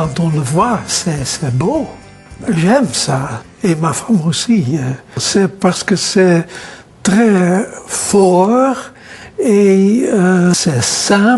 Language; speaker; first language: French; non-native, learner; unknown